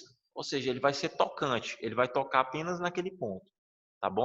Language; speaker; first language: Portuguese; native; Portuguese